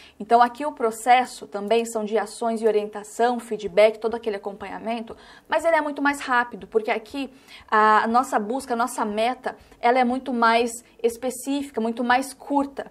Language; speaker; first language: Portuguese; native; Portuguese